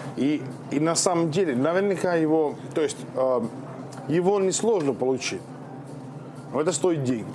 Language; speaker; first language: Russian; non-native, fluent; Finnish